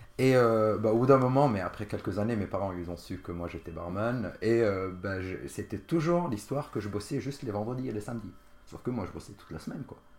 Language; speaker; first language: French; non-native, local second language; Arabic